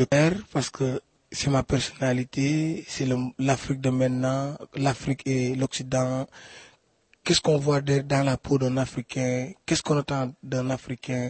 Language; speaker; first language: French; non-native, local second language; Wolof